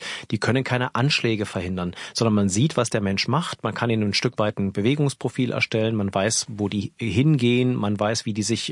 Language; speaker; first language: German; native; German